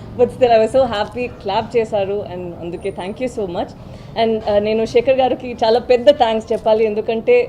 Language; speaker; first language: Telugu; non-native, learner; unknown